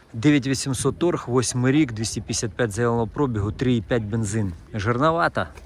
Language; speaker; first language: Ukrainian; native; Ukrainian